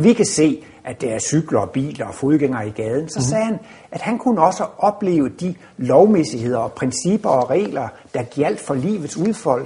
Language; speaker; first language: Danish; native; Danish